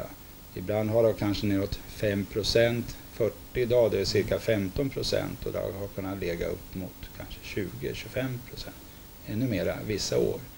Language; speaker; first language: Swedish; native; Swedish